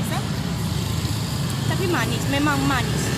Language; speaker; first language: Indonesian; non-native, learner; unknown